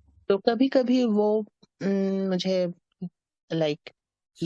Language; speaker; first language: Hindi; non-native, fluent; Bangla